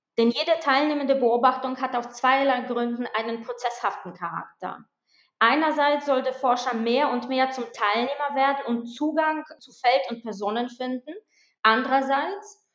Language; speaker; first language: German; non-native, fluent; Polish